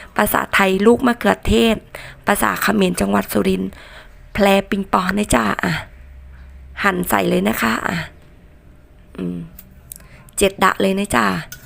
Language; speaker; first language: Thai; non-native, local second language; Northern Khmer